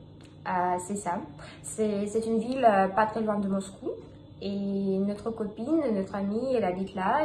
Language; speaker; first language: French; non-native, fluent; Russian